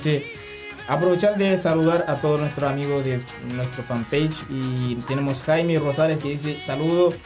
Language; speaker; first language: Spanish; non-native, learner; Haitian Creole